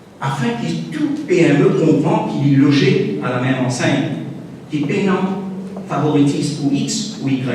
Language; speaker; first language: French; non-native, local second language; Morisyen